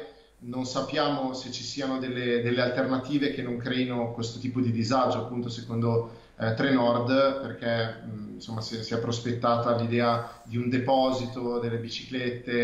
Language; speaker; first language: Italian; native; Italian